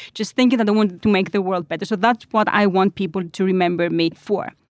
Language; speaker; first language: English; non-native, fluent; Greek